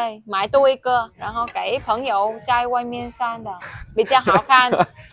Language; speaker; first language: Chinese; non-native, fluent; Vietnamese